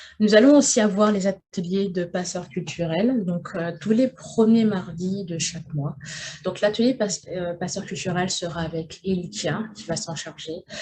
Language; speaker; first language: French; non-native, local second language; Wolof